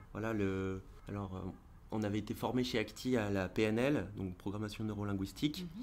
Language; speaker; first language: French; native; French